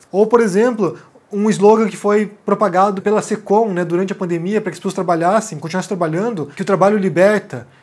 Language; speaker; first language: Portuguese; native; Portuguese